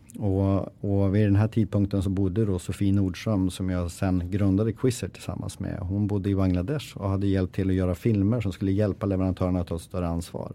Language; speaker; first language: Swedish; native; Swedish